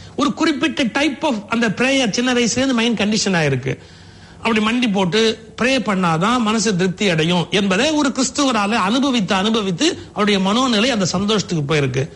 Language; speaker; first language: Tamil; native; Tamil